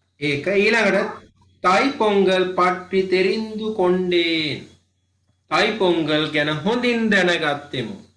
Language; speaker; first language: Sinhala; native; Sinhala